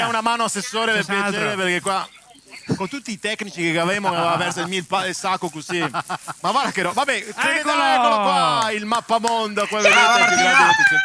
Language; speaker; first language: Italian; native; Italian